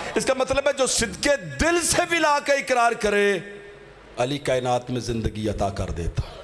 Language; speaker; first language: Urdu; non-native, local second language; Punjabi